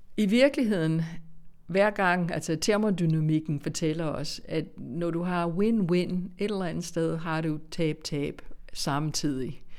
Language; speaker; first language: Danish; non-native, fluent; English